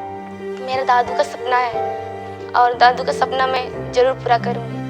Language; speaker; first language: Hindi; non-native, local second language; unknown